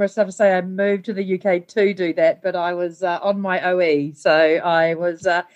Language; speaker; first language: English; native; English